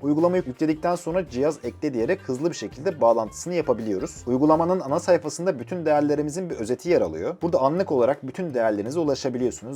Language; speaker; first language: Turkish; native; Turkish